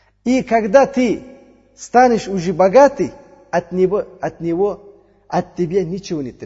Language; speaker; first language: Russian; non-native, fluent; Uzbek